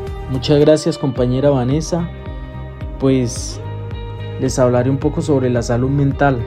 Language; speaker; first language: Spanish; native; Spanish